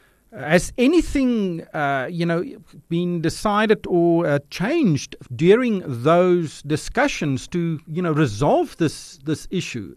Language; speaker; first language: English; non-native, local second language; Afrikaans